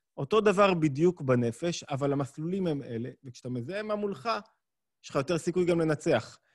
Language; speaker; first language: Hebrew; native; Hebrew